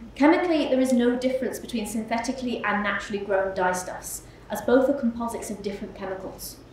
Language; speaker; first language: English; native; English